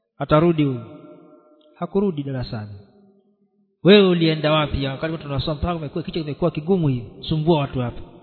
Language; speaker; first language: Swahili; native; Swahili